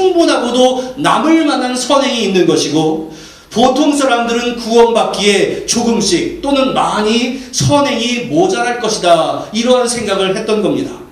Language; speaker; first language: Korean; native; Korean